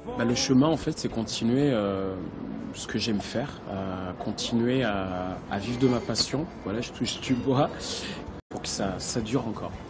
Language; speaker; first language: French; early bilingual, other home language; Kinyarwanda